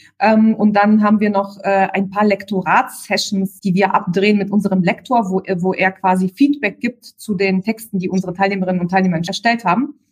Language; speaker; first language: German; early bilingual, other home language; Bulgarian